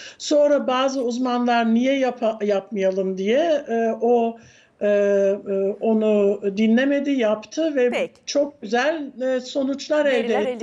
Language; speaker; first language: Turkish; early bilingual, heritage; Turkish